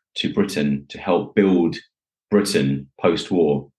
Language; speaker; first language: English; native; English